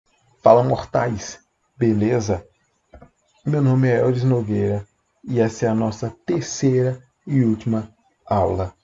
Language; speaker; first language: Portuguese; native; Portuguese